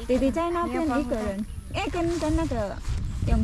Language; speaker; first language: Chinese; non-native, fluent; Indonesian